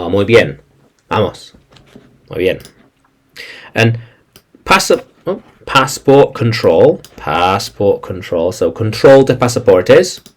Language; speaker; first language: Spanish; non-native, learner; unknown